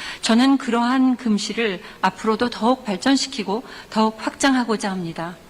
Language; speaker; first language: Korean; native; Korean